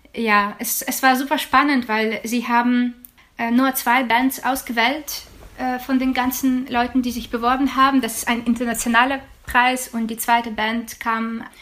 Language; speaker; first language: German; non-native, fluent; Ukrainian